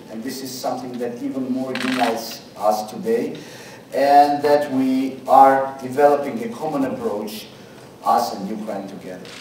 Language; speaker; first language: English; non-native, fluent; Georgian